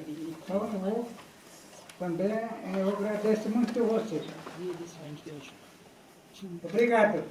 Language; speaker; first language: Portuguese; non-native, local second language; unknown